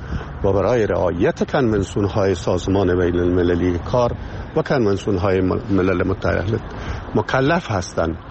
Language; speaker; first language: Persian; native; Persian